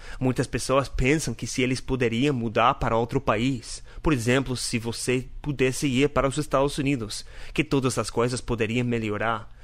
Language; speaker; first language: Portuguese; non-native, learner; English